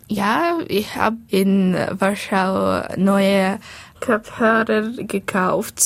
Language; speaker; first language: German; non-native, learner; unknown